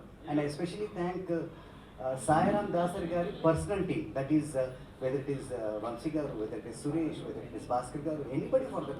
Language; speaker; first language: Telugu; native; Telugu